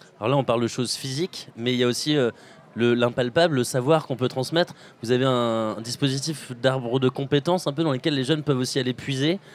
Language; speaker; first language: French; native; French